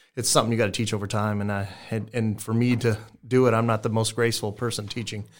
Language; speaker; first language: English; native; English